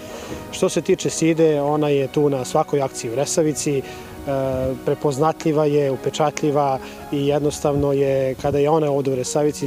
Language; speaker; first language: Serbian; native; Serbian